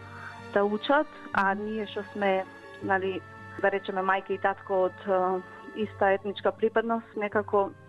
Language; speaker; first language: Macedonian; native; Macedonian